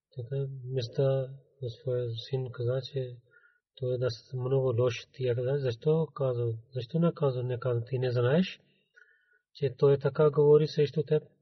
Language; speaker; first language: Bulgarian; non-native, learner; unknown